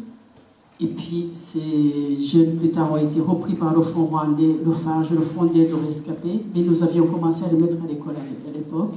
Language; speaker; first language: French; non-native, local second language; Kinyarwanda